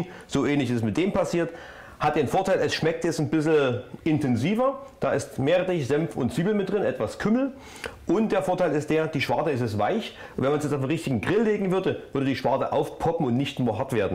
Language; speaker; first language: German; native; German